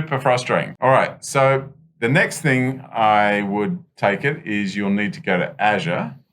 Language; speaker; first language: English; native; English